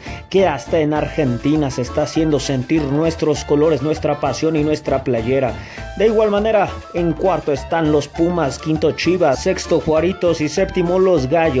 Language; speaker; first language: Spanish; native; Spanish